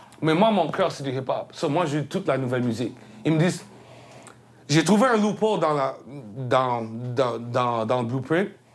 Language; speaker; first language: French; native; French